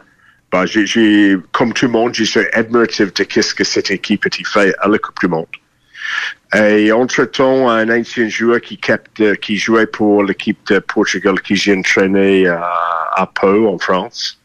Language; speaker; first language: French; non-native, fluent; English